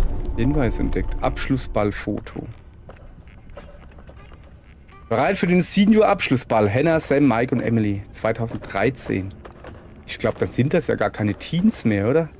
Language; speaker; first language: German; native; German